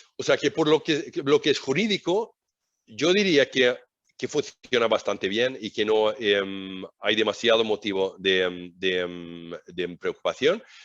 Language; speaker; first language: Spanish; non-native, fluent; Swedish